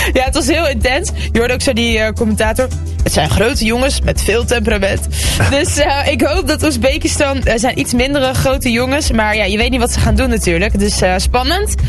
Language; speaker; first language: Dutch; early bilingual, other home language; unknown